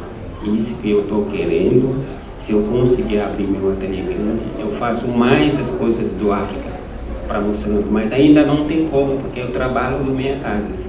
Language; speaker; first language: Portuguese; non-native, learner; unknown